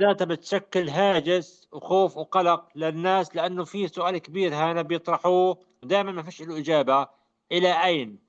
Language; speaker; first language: Arabic; native; Arabic